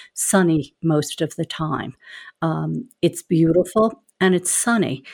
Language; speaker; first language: English; native; English